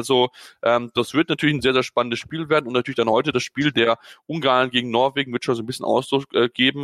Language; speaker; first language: German; native; German